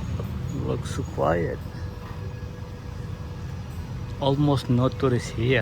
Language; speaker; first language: English; non-native, learner; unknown